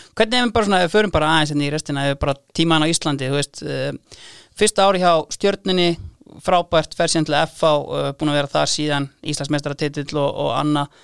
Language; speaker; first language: Icelandic; native; Icelandic